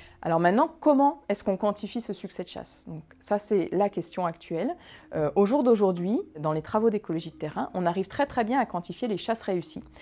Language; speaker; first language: French; native; French